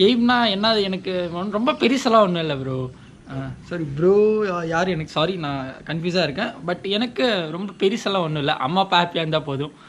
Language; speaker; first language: Tamil; non-native, local second language; Hindi